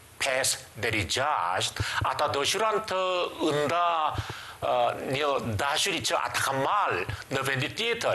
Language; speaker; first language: Albanian; non-native, learner; Korean